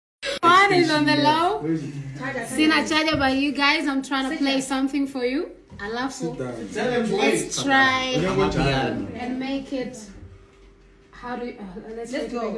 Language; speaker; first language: English; non-native, local second language; Swahili